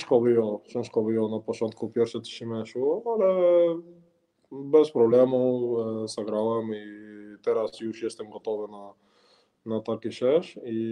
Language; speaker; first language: Polish; non-native, learner; Spanish